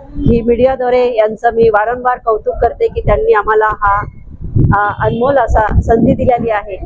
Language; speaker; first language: Marathi; native; Marathi